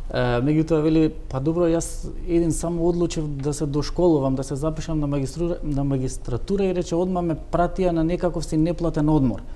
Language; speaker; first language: Macedonian; non-native, local second language; Turkish